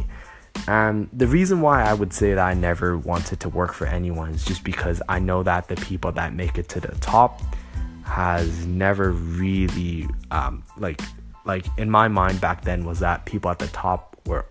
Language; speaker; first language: English; non-native, local second language; Cantonese